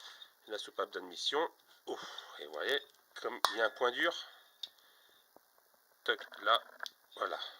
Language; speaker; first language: French; native; French